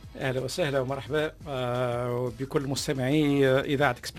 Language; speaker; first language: Arabic; native; Arabic